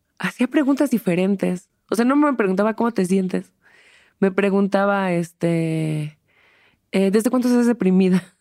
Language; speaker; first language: Spanish; native; Spanish